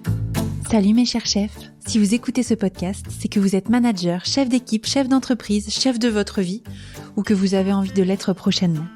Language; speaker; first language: French; native; French